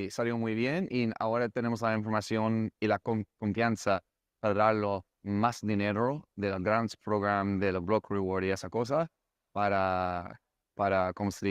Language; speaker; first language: Spanish; non-native, fluent; English